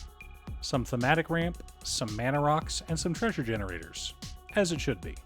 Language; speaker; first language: English; native; English